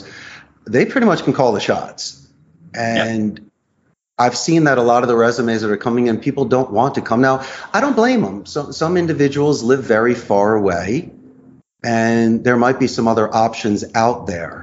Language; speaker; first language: English; native; English